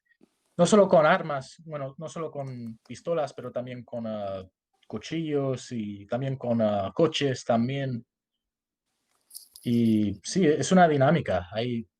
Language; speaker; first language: Spanish; early bilingual, heritage; Spanish